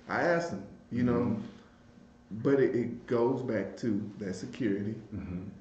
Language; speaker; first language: English; native; English